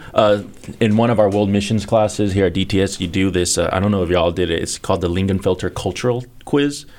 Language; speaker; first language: English; early bilingual, other home language; Chinese